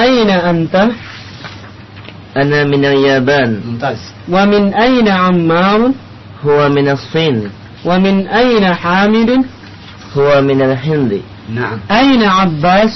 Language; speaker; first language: Arabic; non-native, learner; Indonesian